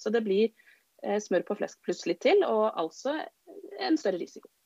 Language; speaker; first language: Norwegian; native; Norwegian